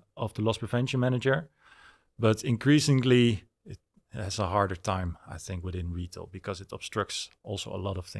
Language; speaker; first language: English; non-native, fluent; Dutch